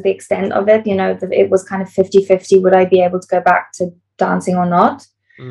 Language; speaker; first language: English; native; English